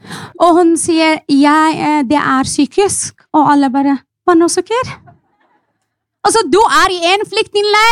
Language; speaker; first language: Norwegian; non-native, fluent; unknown